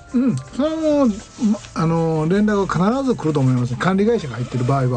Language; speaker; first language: Japanese; native; Japanese